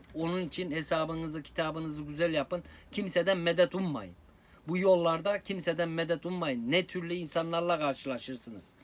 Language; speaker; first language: Turkish; native; Turkish